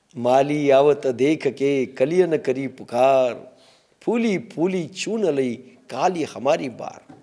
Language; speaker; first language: Hindi; non-native, local second language; Marathi